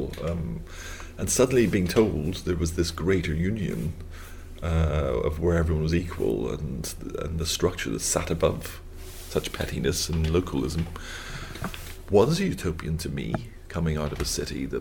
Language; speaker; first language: English; native; English